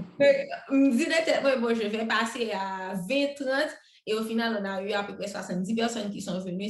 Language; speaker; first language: French; non-native, local second language; Haitian Creole